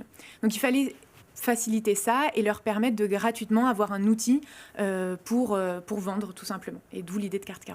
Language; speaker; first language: French; native; French